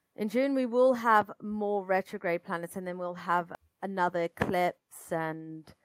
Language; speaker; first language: English; native; English